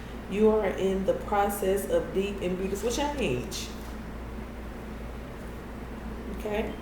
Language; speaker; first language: English; native; English